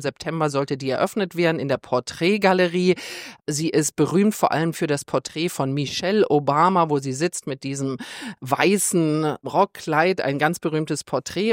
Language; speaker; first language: German; native; German